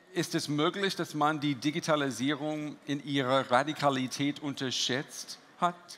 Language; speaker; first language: German; non-native, fluent; English